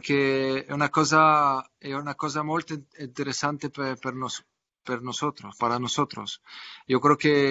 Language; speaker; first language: Spanish; non-native, fluent; French